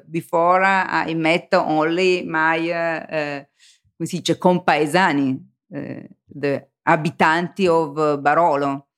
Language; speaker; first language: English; non-native, learner; Italian